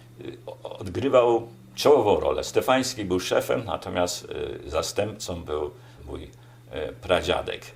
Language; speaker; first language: Polish; native; Polish